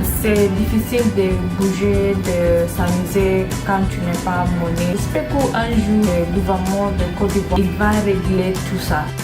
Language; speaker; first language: French; non-native, learner; Swahili